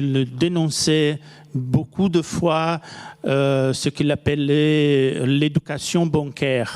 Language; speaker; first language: French; non-native, fluent; Portuguese